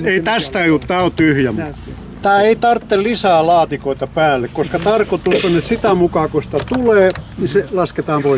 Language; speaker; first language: Finnish; native; Finnish